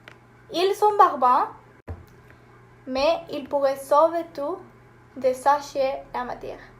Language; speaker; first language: French; non-native, learner; Spanish